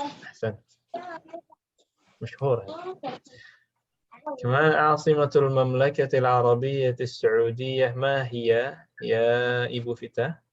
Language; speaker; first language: Arabic; non-native, fluent; Indonesian